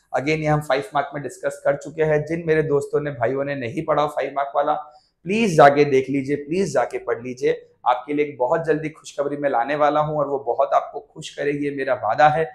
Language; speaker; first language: Hindi; non-native, local second language; Gujarati